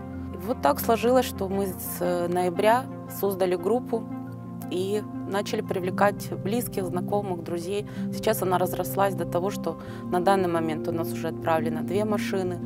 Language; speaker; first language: Russian; native; Russian